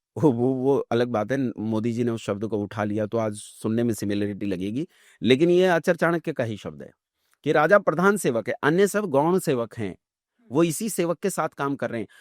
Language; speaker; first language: Hindi; native; Hindi